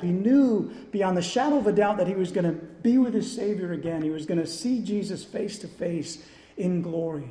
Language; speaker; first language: English; native; English